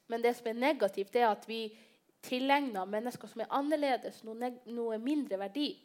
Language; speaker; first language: Norwegian; early bilingual, other home language; Somali